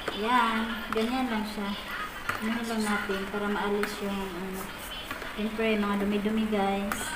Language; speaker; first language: Filipino; non-native, local second language; Cebuano